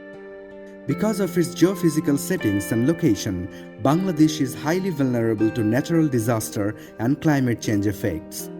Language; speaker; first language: English; non-native, local second language; Bangla